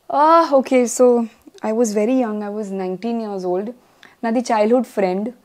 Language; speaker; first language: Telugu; non-native, local second language; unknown